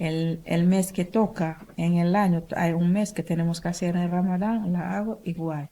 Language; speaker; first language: Spanish; non-native, learner; Wolof